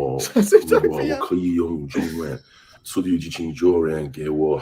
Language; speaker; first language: Chinese; non-native, learner; English